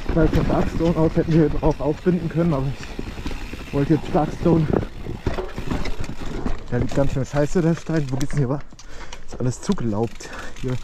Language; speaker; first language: German; native; German